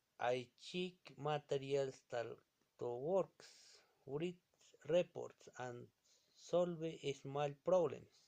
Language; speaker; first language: English; non-native, learner; Spanish